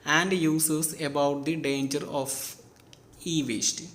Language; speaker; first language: English; non-native, local second language; Malayalam